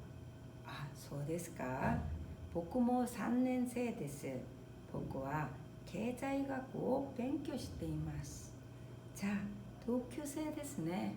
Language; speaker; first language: Japanese; non-native, fluent; Korean